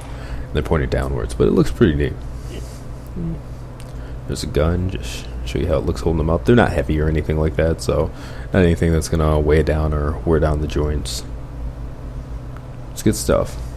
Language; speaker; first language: English; native; English